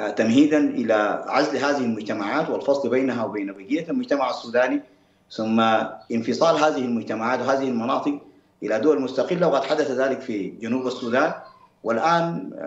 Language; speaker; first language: Arabic; native; Arabic